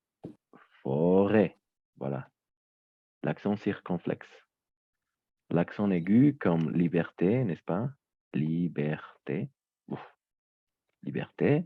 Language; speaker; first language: French; native; French